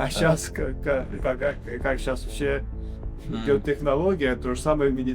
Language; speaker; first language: Russian; early bilingual, heritage; English